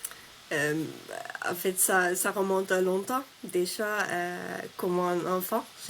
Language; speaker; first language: French; non-native, fluent; Finnish